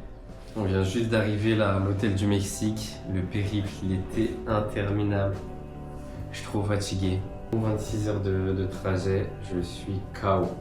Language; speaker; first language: French; native; French